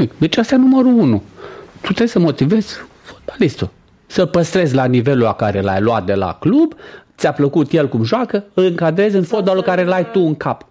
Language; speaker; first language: Romanian; native; Romanian